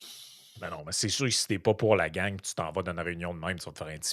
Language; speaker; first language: French; native; French